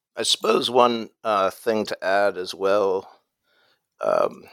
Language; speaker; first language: English; native; English